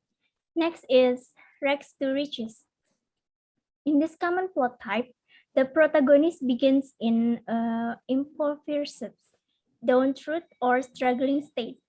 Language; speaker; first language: English; non-native, learner; Indonesian